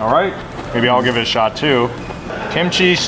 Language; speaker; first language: English; native; English